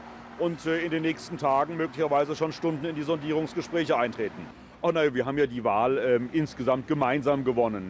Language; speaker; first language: German; native; German